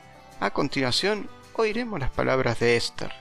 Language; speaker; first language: Spanish; native; Spanish